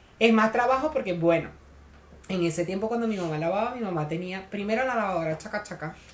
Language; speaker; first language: Spanish; native; Spanish